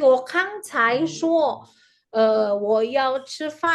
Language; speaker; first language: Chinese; non-native, learner; Indonesian